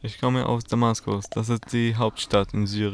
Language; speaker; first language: German; non-native, learner; Arabic